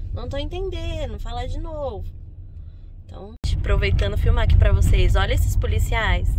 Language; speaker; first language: Portuguese; native; Portuguese